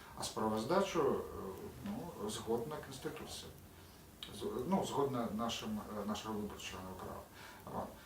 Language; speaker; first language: Belarusian; native; Belarusian